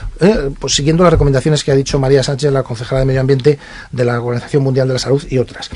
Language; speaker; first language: Spanish; native; Spanish